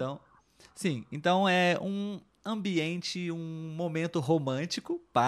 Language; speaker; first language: Portuguese; non-native, learner; Spanish